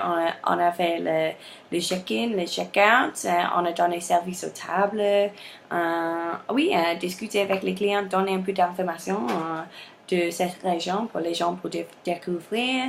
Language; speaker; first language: French; non-native, learner; English